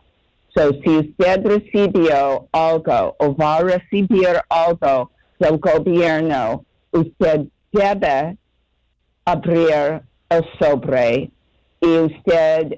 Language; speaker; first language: Spanish; non-native, learner; English